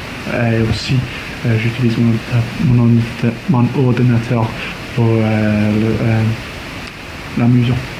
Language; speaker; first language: French; non-native, learner; English